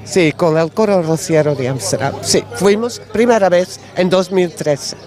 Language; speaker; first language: Spanish; non-native, learner; Dutch